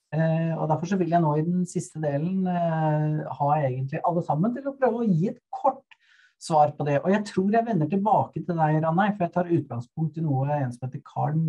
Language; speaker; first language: Norwegian; native; Norwegian